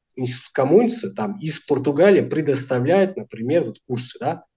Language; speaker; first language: Russian; non-native, fluent; Portuguese